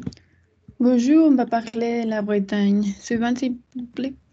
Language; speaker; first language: French; non-native, learner; Spanish